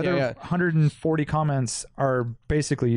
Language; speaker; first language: English; native; English